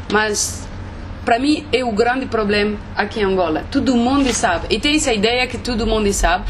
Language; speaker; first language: Portuguese; non-native, fluent; French